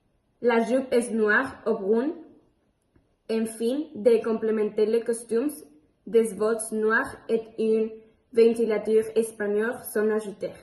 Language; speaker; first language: French; non-native, learner; Spanish